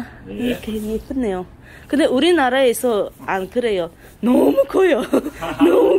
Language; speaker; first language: Korean; non-native, fluent; Tajik